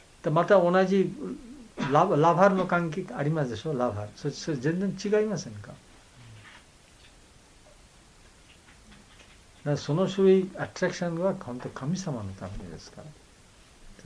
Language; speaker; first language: Japanese; non-native, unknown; Bangla